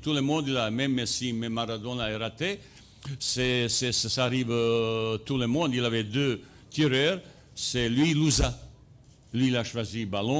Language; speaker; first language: French; non-native, fluent; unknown